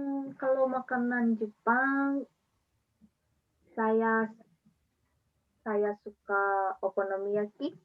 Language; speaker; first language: Indonesian; non-native, learner; Japanese